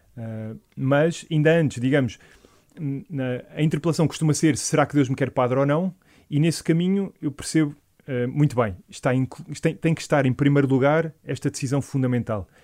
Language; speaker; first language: Portuguese; native; Portuguese